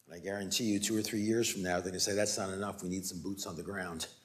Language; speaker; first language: English; native; English